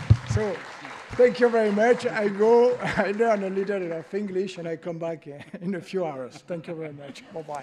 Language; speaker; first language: English; non-native, learner; French